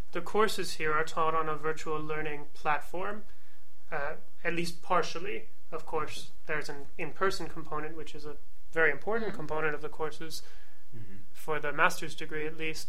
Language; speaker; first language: English; native; English